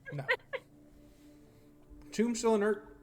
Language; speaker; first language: English; native; English